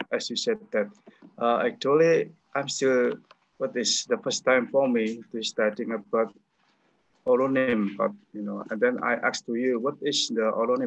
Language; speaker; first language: English; non-native, learner; Indonesian